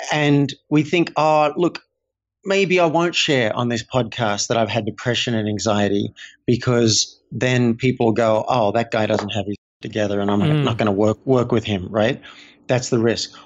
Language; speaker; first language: English; native; English